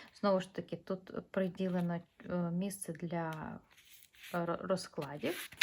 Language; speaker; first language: Ukrainian; non-native, local second language; Russian